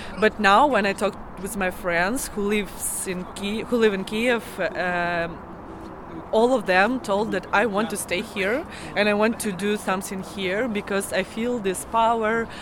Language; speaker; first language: English; non-native, learner; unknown